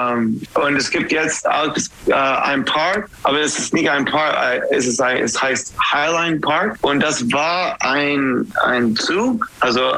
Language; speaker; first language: German; non-native, learner; English